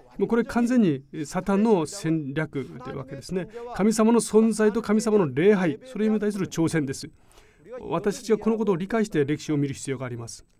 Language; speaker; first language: Japanese; non-native, fluent; Korean